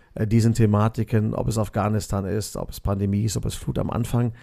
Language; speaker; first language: German; native; German